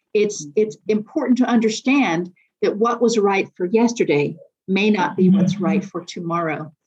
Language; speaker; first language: English; native; English